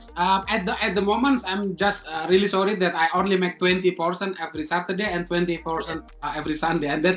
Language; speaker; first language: English; non-native, fluent; Indonesian